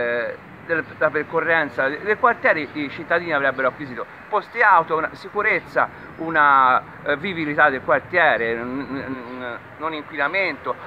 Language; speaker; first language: Italian; native; Italian